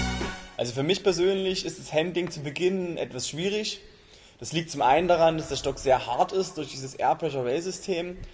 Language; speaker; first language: German; native; German